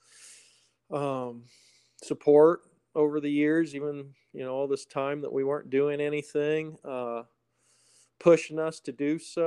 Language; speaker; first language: English; native; English